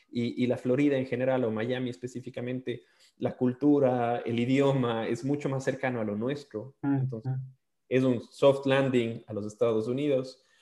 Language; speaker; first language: Spanish; native; Spanish